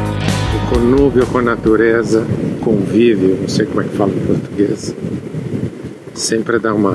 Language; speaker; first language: Portuguese; non-native, fluent; Italian